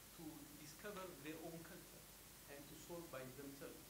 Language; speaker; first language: English; non-native, fluent; Amharic